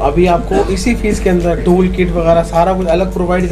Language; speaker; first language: Hindi; native; Hindi